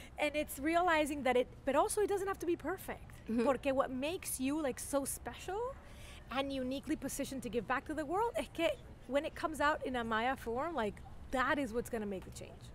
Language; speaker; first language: English; non-native, fluent; Spanish